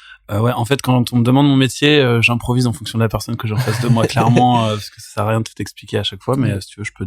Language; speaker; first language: French; native; French